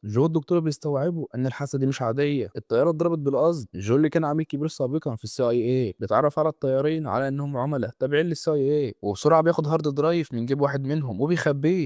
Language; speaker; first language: Arabic; native; Arabic